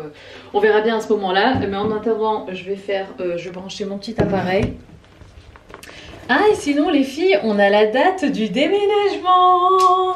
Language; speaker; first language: French; native; French